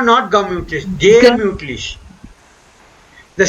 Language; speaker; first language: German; non-native, fluent; Hindi